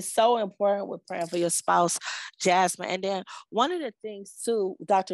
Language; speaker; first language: English; native; English